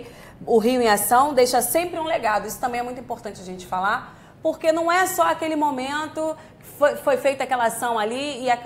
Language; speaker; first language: Portuguese; native; Portuguese